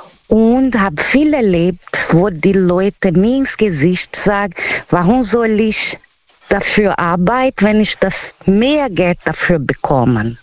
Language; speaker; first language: German; non-native, learner; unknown